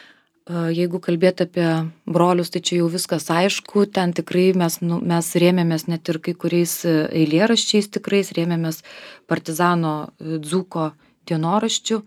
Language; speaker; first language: Lithuanian; native; Lithuanian